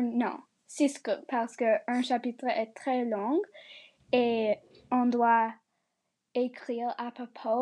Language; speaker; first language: French; non-native, learner; English